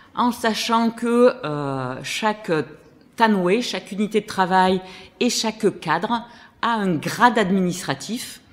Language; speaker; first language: French; native; French